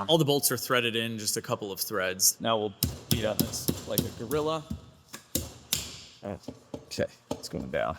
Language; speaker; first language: English; native; English